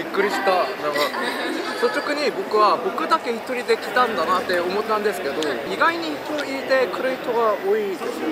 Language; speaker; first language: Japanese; non-native, learner; Korean